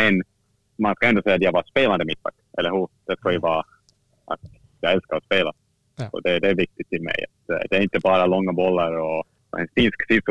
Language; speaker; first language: Swedish; non-native, fluent; Finnish